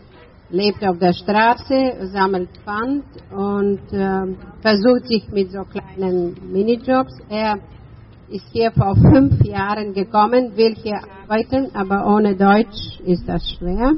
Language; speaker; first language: German; non-native, fluent; Bulgarian